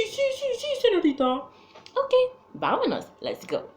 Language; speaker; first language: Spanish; non-native, fluent; English